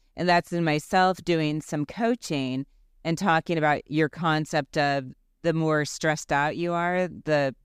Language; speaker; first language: English; early bilingual, other home language; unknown